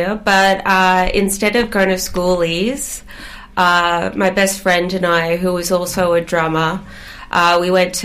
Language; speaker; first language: English; native; English